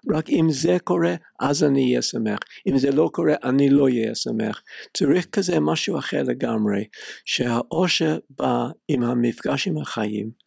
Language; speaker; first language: Hebrew; non-native, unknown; English